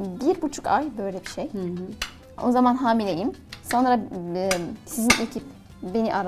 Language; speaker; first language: Turkish; non-native, learner; Arabic